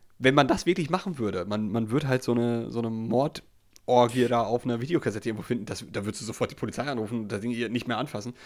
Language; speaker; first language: German; early bilingual, other home language; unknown